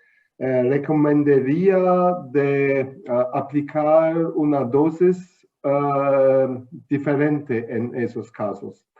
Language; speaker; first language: Spanish; non-native, fluent; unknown